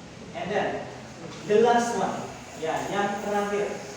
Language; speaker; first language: English; non-native, learner; Indonesian